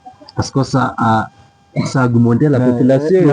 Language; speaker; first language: French; non-native, learner; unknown